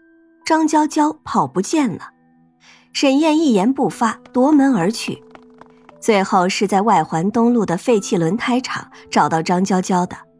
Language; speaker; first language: Chinese; native; Chinese